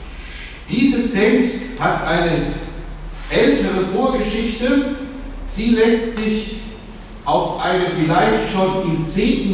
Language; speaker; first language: German; native; German